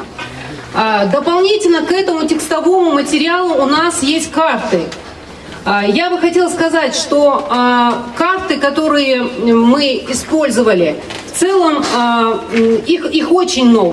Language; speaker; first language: Russian; non-native, local second language; Ingush